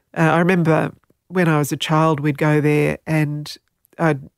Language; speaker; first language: English; non-native, local second language; Slovenian